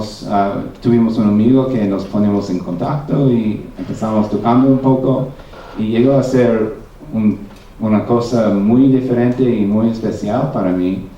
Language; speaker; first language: Spanish; non-native, fluent; English